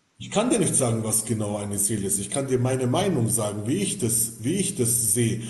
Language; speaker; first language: German; early bilingual, other home language; Bosnian